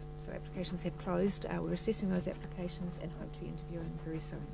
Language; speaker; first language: English; native; English